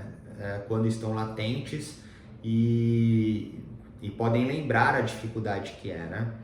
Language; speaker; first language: Portuguese; native; Portuguese